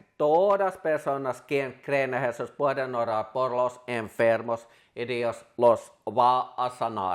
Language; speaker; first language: Spanish; non-native, fluent; Finnish